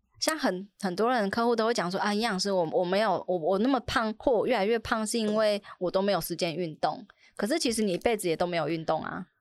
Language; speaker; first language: Chinese; native; Chinese